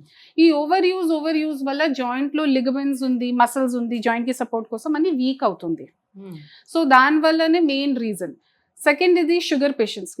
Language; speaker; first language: Telugu; non-native, fluent; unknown